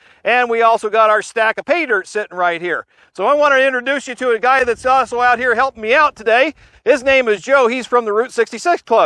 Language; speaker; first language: English; native; English